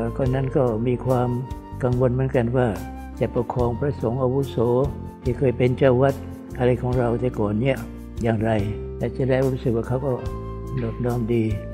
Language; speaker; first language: Thai; non-native, local second language; Vietnamese